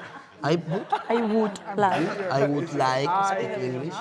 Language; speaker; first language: English; non-native, learner; Spanish